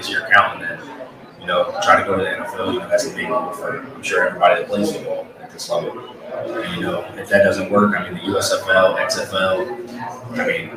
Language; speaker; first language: English; native; English